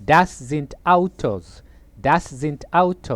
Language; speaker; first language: German; non-native, fluent; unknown